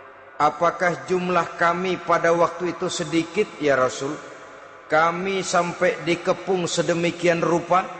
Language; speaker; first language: Indonesian; native; Indonesian